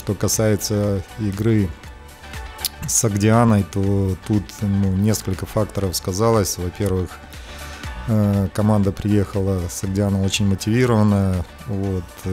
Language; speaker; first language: Russian; native; Russian